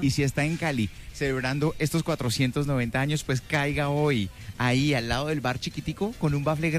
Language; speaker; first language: Spanish; native; Spanish